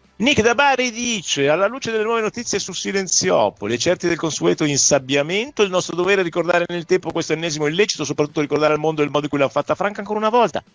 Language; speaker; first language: Italian; native; Italian